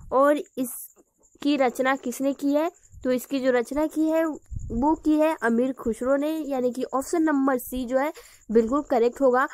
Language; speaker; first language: Hindi; native; Hindi